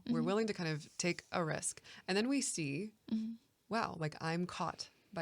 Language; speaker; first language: English; native; English